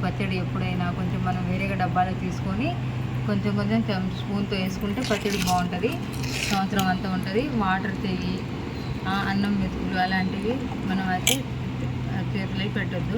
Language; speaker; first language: Telugu; native; Telugu